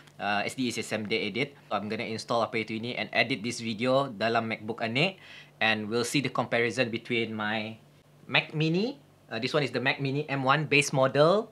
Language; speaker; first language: English; non-native, local second language; Malay